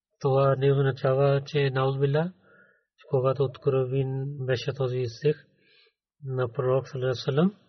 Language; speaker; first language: Bulgarian; non-native, learner; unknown